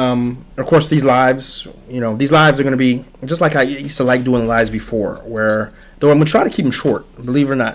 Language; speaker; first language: English; early bilingual, other home language; Haitian Creole